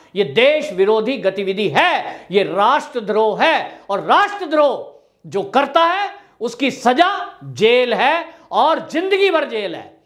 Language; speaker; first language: Hindi; native; Hindi